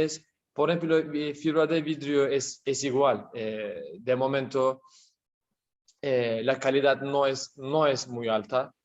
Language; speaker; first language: Spanish; non-native, learner; Turkish